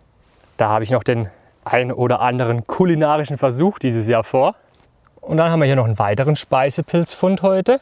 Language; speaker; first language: German; native; German